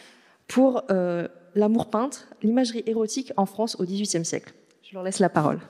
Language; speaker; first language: French; native; French